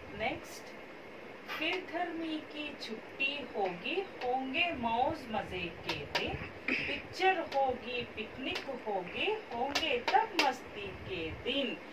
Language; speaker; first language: Hindi; non-native, local second language; Kannada